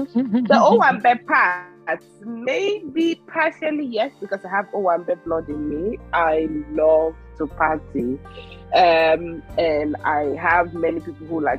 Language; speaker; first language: English; non-native, local second language; Yoruba